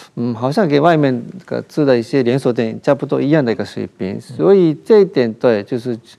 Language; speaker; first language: Chinese; non-native, fluent; Japanese